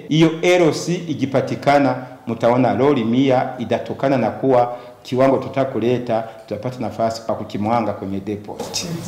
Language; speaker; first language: Swahili; non-native, local second language; Rundi